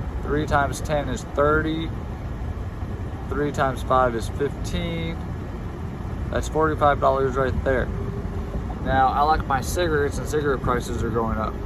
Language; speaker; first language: English; native; English